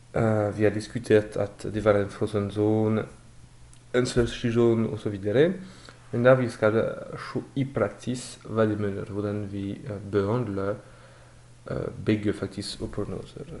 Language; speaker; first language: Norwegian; non-native, fluent; French